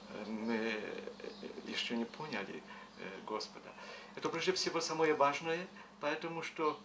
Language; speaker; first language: Russian; non-native, fluent; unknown